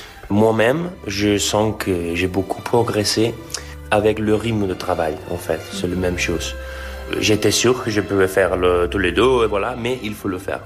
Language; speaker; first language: French; non-native, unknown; Spanish